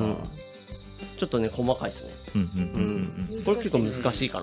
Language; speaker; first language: Japanese; native; Japanese